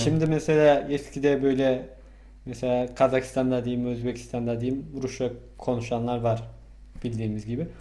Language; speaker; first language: Turkish; non-native, fluent; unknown